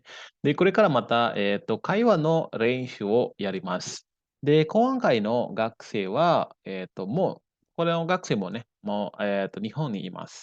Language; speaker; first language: Japanese; non-native, fluent; Indonesian